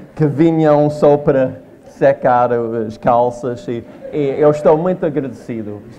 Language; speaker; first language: Portuguese; non-native, fluent; English